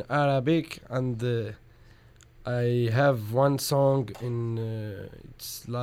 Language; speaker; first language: English; non-native, learner; Arabic